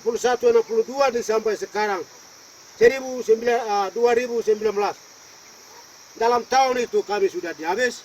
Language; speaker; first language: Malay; non-native, local second language; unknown